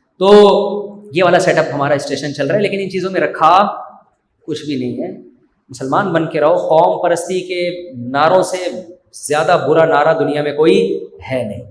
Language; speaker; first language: Urdu; native; Urdu